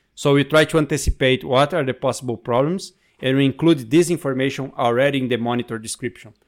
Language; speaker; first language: English; non-native, fluent; Portuguese